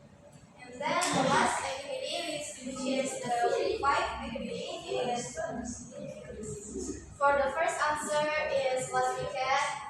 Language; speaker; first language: English; non-native, learner; Indonesian